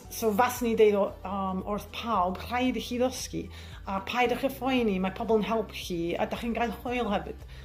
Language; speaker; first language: Welsh; non-native, learner; English